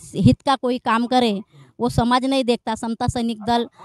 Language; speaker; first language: Hindi; non-native, local second language; Marathi